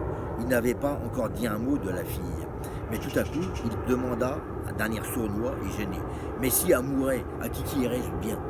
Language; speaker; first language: French; native; French